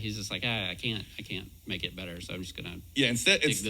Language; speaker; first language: English; native; English